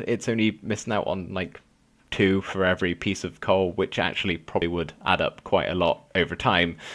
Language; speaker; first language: English; native; English